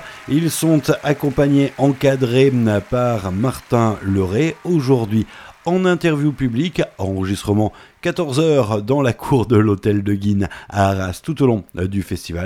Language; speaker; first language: French; native; French